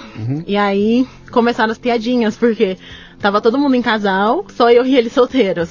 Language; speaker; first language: Portuguese; native; Portuguese